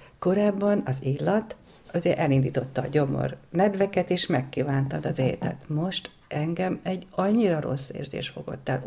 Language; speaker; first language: Hungarian; native; Hungarian